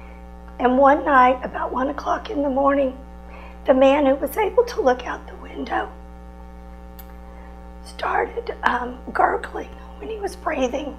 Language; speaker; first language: English; native; English